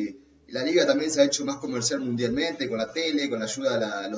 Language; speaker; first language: Spanish; native; Spanish